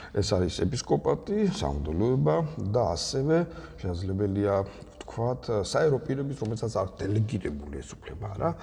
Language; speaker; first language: Georgian; native; Georgian